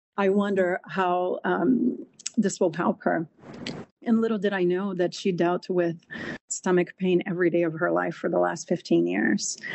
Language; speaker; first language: English; non-native, fluent; Portuguese